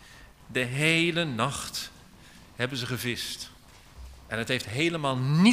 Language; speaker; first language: Dutch; native; Dutch